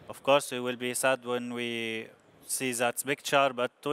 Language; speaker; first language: English; non-native, learner; Arabic